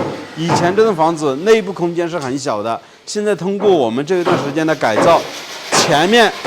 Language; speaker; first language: Chinese; native; Chinese